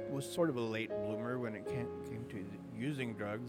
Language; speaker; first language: English; native; English